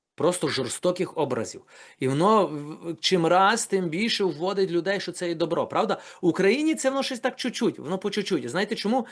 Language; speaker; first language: Ukrainian; native; Ukrainian